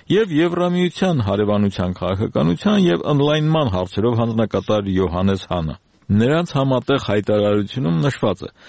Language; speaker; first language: Armenian; native; Armenian